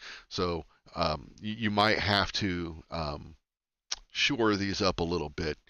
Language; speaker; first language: English; native; English